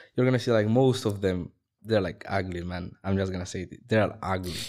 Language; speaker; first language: English; non-native, fluent; Romanian